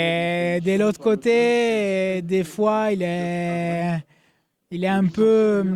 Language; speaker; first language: French; non-native, fluent; Italian